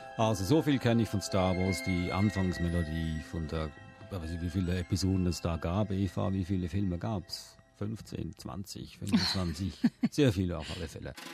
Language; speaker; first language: German; native; German